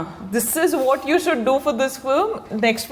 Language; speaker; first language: Telugu; non-native, learner; Marathi